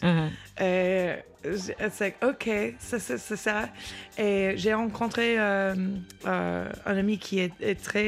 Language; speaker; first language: French; non-native, learner; English